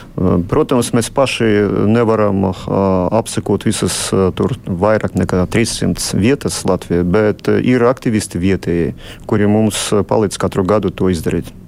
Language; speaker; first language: Latvian; non-native, local second language; Russian